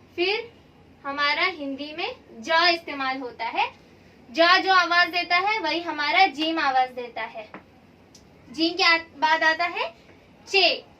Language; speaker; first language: Hindi; native; Hindi